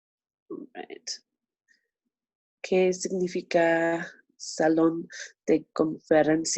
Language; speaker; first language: Spanish; non-native, learner; English